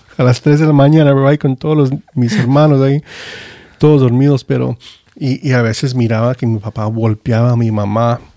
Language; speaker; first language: Spanish; early bilingual, heritage; Spanish